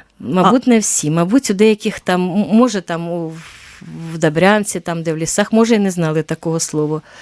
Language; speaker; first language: Ukrainian; native; Ukrainian